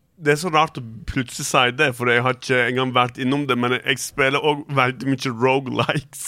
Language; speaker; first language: Norwegian; early bilingual, other home language; Turkish